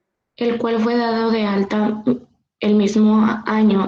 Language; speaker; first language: Spanish; native; Spanish